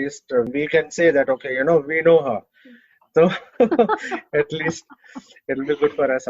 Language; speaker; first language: English; non-native, local second language; Hindi